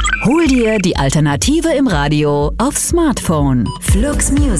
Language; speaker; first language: German; native; German